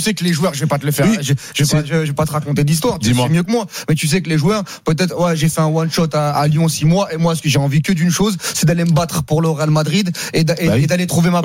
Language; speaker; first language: French; native; French